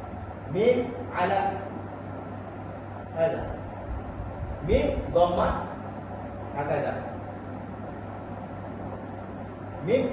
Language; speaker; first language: Arabic; non-native, learner; Malay